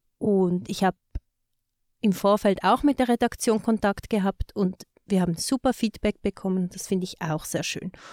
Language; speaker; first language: German; native; German